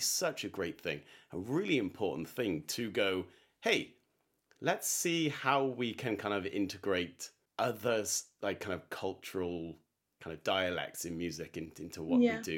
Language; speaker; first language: English; native; English